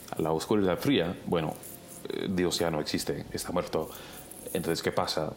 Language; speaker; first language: Spanish; non-native, fluent; English